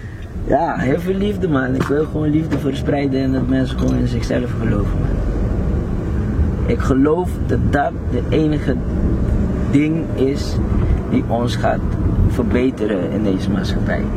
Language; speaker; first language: Dutch; non-native, local second language; Papiamento